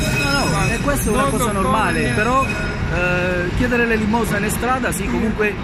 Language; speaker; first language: Italian; non-native, fluent; Spanish